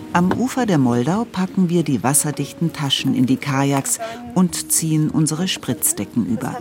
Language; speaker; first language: German; native; German